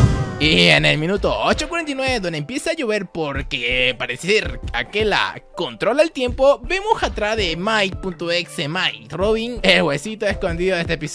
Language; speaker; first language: Spanish; native; Spanish